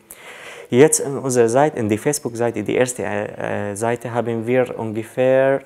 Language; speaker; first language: German; non-native, learner; Arabic